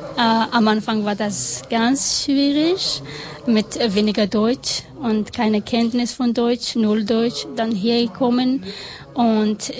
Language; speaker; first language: German; non-native, learner; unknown